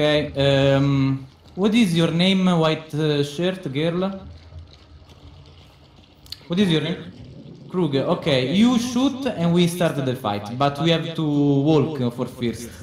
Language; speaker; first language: English; non-native, learner; Italian